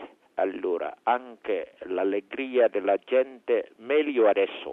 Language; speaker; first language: Italian; non-native, fluent; Indonesian